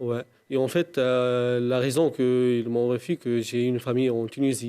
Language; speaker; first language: French; non-native, local second language; Arabic